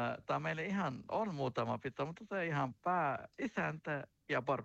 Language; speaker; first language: Finnish; non-native, learner; Turkish